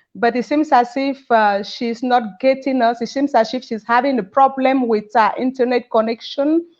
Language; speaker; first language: English; non-native, local second language; French